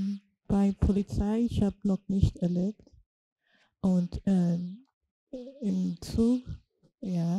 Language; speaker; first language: German; non-native, learner; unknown